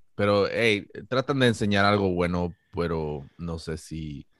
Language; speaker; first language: Spanish; native; Spanish